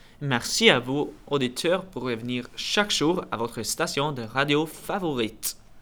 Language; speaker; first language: French; non-native, learner; Norwegian